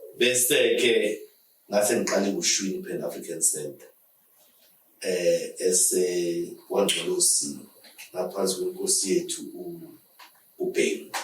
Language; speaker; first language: Zulu; native; Zulu